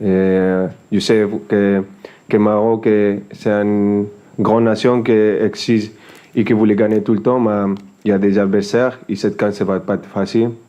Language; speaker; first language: French; non-native, fluent; Spanish